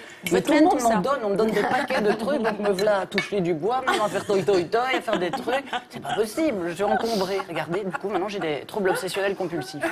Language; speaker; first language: French; native; French